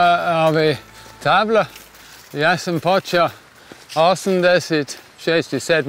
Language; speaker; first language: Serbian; non-native, fluent; English